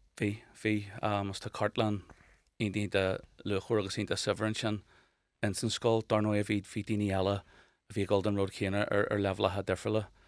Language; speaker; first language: Irish; native; Irish